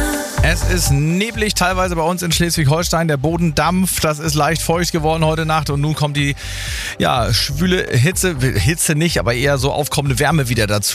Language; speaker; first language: German; native; German